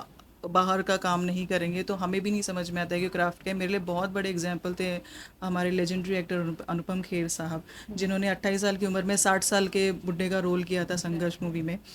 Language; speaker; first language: Hindi; native; Hindi